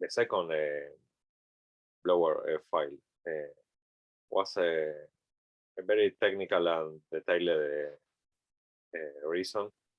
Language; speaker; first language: English; non-native, learner; Spanish